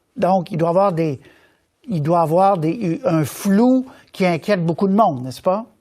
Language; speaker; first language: French; native; French